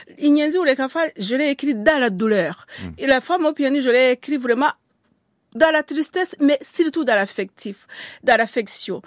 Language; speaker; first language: French; non-native, local second language; Kinyarwanda